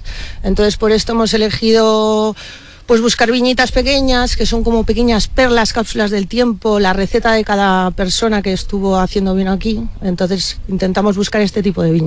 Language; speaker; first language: Spanish; native; Spanish